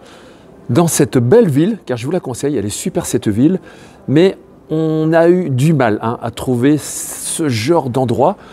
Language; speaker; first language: French; native; French